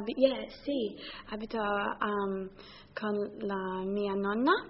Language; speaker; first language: Italian; non-native, learner; English